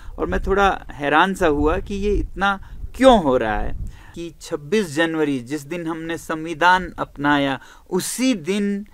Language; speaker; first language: Hindi; non-native, local second language; Ladakhi